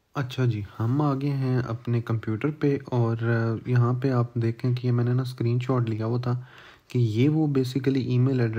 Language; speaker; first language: Urdu; native; Urdu